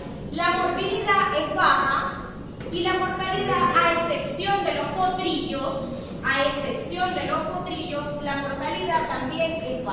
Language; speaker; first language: Spanish; native; Spanish